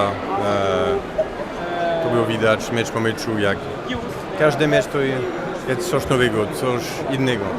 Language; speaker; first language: Polish; non-native, fluent; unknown